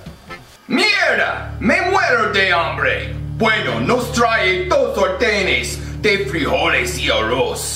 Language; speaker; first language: Spanish; non-native, learner; English